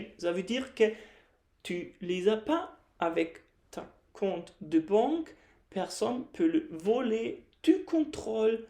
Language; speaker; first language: French; non-native, fluent; German